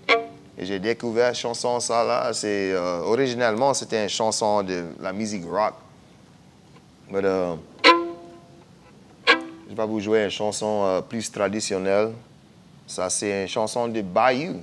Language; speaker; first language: French; non-native, fluent; English